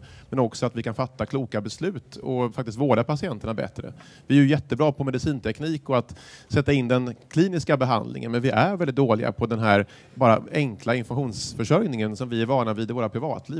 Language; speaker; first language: Swedish; native; Swedish